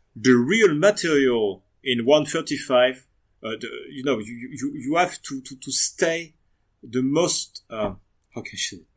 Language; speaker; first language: English; non-native, fluent; French